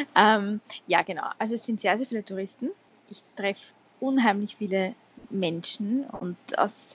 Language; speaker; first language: German; native; German